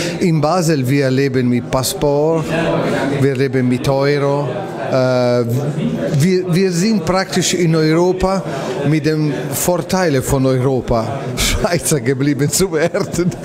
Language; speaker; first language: German; non-native, fluent; French